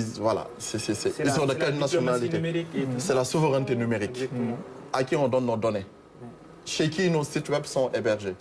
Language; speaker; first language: French; non-native, local second language; Wolof